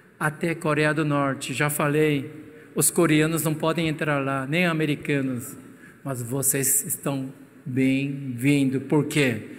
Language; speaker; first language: Portuguese; non-native, fluent; Korean